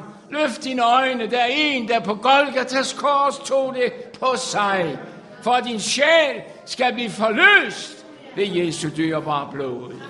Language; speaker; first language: Danish; native; Danish